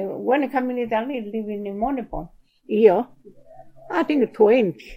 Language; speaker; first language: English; non-native, learner; Italian